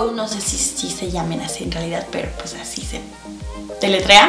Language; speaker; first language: Spanish; native; Spanish